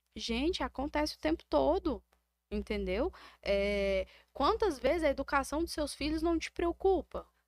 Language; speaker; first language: Portuguese; native; Portuguese